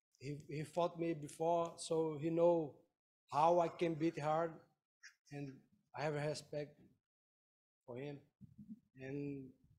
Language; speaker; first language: English; non-native, learner; Portuguese